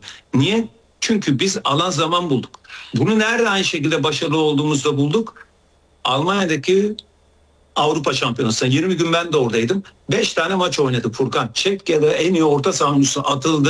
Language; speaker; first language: Turkish; native; Turkish